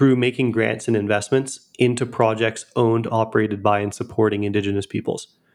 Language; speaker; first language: English; native; English